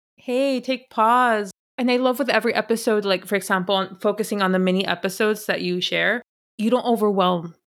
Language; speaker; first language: English; early bilingual, other home language; Spanish